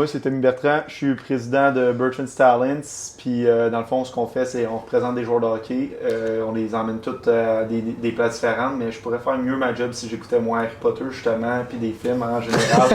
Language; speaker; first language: French; native; French